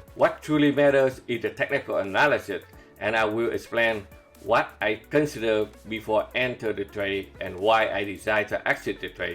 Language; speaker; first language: English; non-native, fluent; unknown